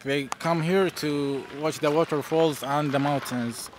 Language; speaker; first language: English; non-native, fluent; Arabic